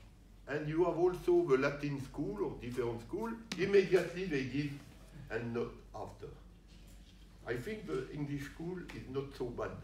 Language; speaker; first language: English; non-native, learner; French